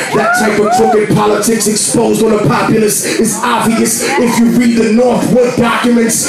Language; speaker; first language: English; early bilingual, other home language; Spanish